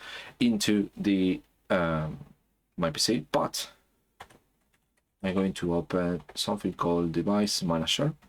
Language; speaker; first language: English; non-native, fluent; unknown